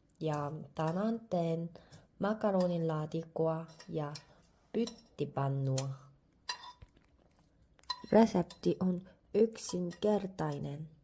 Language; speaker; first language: Finnish; non-native, learner; Korean